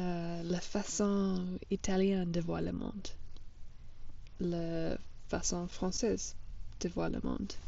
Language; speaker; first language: French; non-native, fluent; English